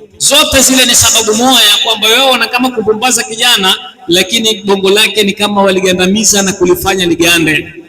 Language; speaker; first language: Swahili; native; Swahili